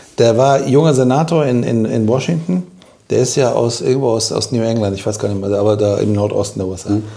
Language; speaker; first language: German; non-native, fluent; Persian